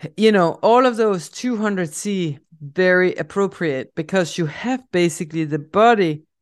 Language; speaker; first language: English; non-native, fluent; Danish